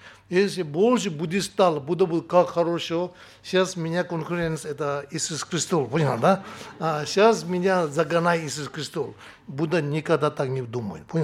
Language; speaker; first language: Russian; non-native, learner; Tibetan